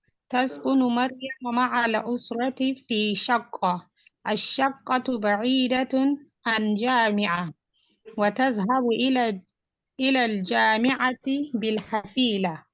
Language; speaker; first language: Arabic; non-native, learner; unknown